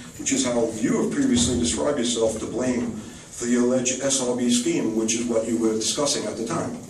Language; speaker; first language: English; native; English